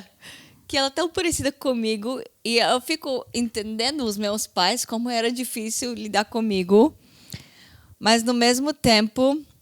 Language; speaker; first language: Portuguese; non-native, fluent; Hebrew